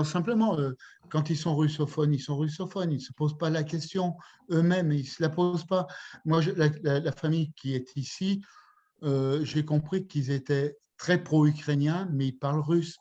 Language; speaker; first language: French; native; French